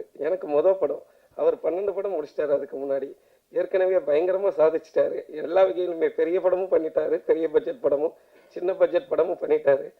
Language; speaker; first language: Tamil; native; Tamil